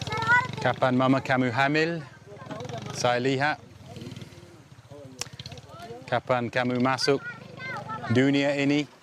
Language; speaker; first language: Indonesian; non-native, learner; English